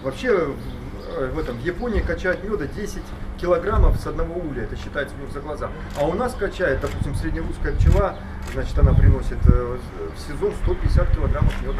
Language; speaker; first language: Russian; native; Russian